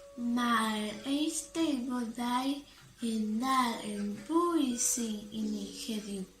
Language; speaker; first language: Welsh; non-native, learner; Spanish